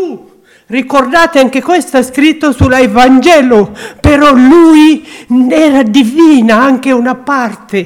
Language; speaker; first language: Italian; non-native, learner; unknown